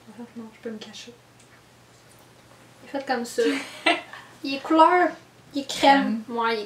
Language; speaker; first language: French; native; French